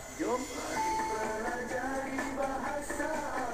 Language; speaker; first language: Arabic; non-native, learner; Malay